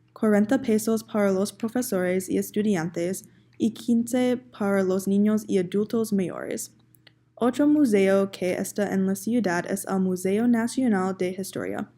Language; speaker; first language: Spanish; non-native, learner; English